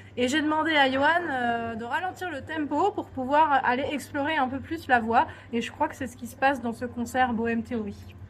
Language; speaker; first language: French; native; French